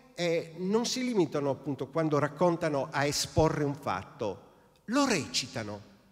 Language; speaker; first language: Italian; native; Italian